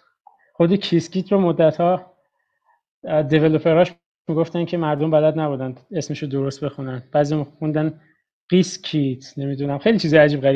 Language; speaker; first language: Persian; native; Persian